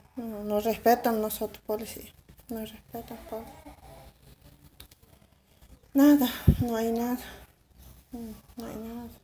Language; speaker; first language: Spanish; non-native, local second language; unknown